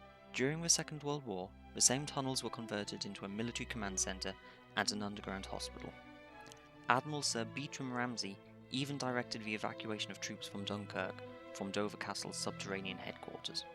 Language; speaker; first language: English; native; English